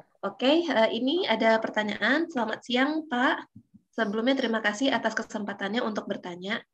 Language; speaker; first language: Indonesian; native; Indonesian